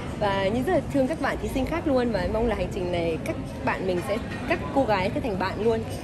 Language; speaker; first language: Vietnamese; early bilingual, heritage; Vietnamese